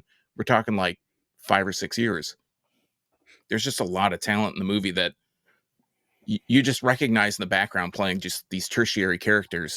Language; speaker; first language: English; native; English